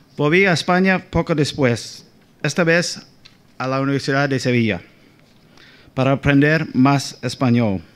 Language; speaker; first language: Spanish; non-native, fluent; English